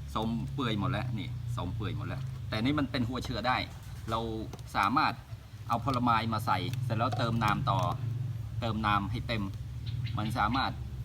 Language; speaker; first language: Thai; native; Thai